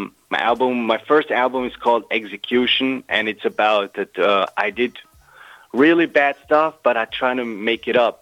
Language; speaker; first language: English; non-native, fluent; German